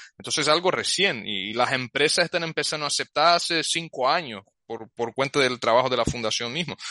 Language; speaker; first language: Spanish; non-native, fluent; Portuguese